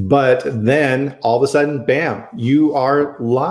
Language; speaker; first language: English; native; English